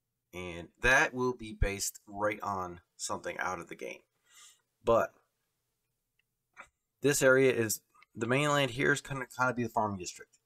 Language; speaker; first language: English; native; English